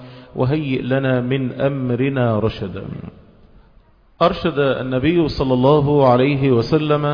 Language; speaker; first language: Arabic; native; Arabic